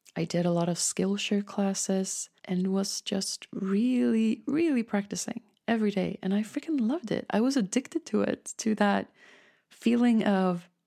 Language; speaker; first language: English; non-native, fluent; Swedish